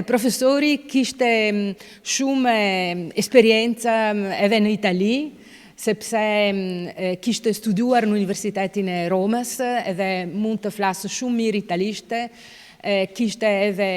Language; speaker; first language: Albanian; non-native, fluent; Italian